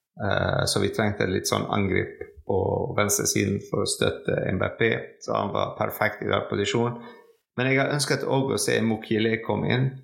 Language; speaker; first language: Norwegian; non-native, fluent; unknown